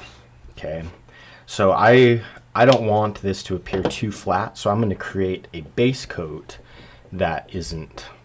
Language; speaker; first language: English; native; English